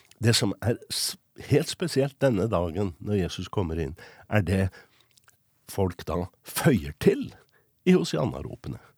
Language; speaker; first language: Norwegian; native; Norwegian